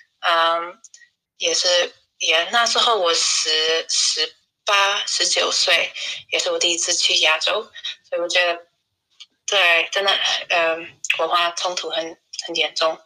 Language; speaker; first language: Chinese; non-native, fluent; English